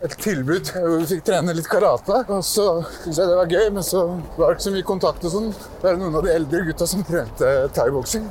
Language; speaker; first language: Norwegian; early bilingual, other home language; Persian